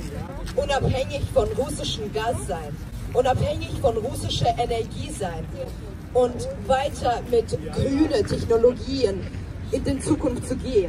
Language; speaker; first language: German; non-native, fluent; Ukrainian